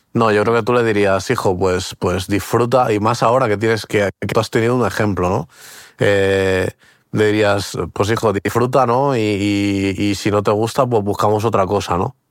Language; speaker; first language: Spanish; early bilingual, other home language; Portuguese